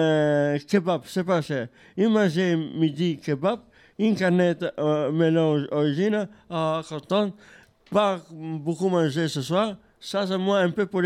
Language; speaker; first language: French; non-native, learner; Albanian